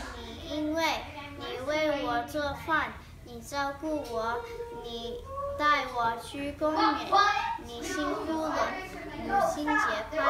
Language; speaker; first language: Chinese; non-native, learner; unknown